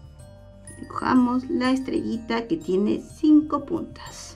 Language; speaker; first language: Spanish; native; Spanish